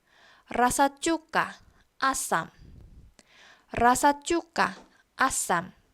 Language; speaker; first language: Indonesian; non-native, fluent; Korean